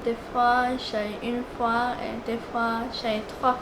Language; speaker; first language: French; non-native, learner; Korean